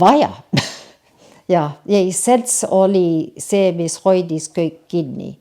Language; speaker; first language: Estonian; early bilingual, heritage; Estonian